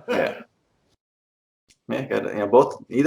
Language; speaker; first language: English; native; English